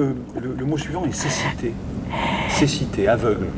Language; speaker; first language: French; native; French